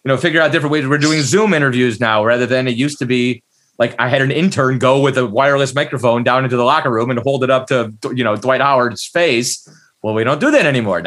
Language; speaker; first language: English; native; English